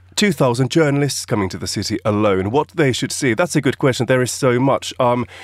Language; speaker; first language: English; non-native, fluent; Finnish